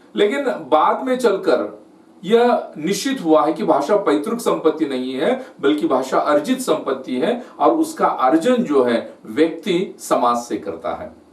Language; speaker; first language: Hindi; non-native, local second language; Marathi